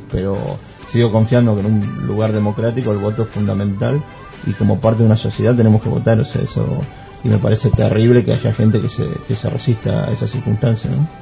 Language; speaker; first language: Spanish; native; Spanish